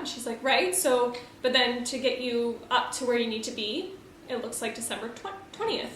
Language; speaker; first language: English; native; English